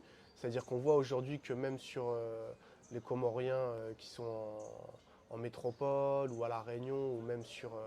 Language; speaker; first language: French; native; French